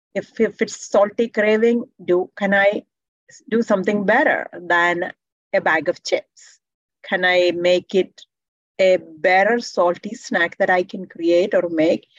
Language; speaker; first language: English; non-native, local second language; Malayalam